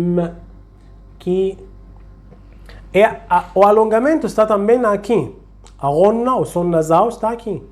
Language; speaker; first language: Portuguese; non-native, fluent; Arabic